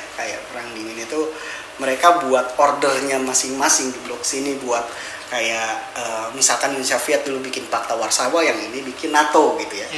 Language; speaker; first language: Indonesian; native; Indonesian